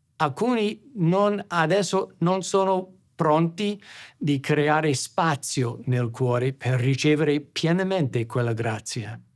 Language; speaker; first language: Italian; non-native, fluent; English